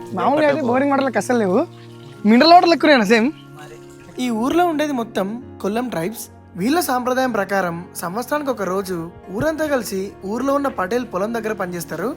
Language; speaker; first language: Telugu; native; Telugu